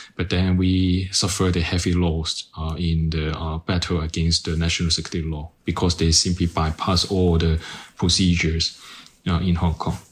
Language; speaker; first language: English; non-native, local second language; Cantonese